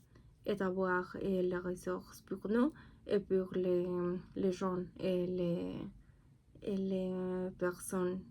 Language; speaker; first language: French; non-native, learner; Spanish